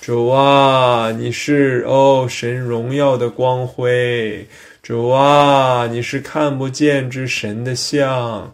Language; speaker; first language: Chinese; native; Chinese